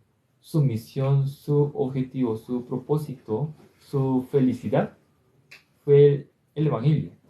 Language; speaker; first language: Spanish; non-native, learner; Korean